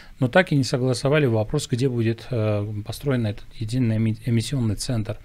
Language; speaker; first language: Russian; non-native, local second language; Armenian